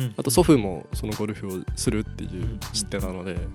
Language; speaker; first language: Japanese; native; Japanese